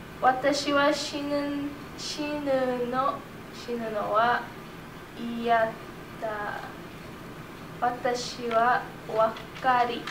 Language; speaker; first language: Japanese; non-native, learner; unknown